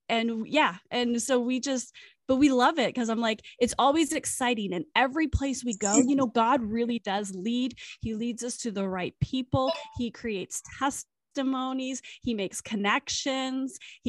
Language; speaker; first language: English; native; English